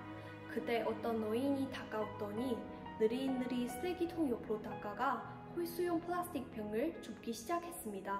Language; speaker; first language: Korean; non-native, fluent; Chinese